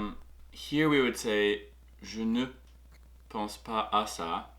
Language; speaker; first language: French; non-native, fluent; English